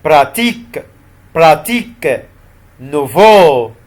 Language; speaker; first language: French; non-native, fluent; Arabic